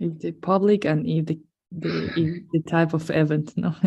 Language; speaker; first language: English; non-native, fluent; Spanish